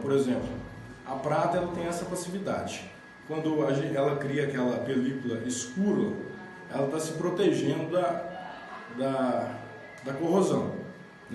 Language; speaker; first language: Portuguese; native; Portuguese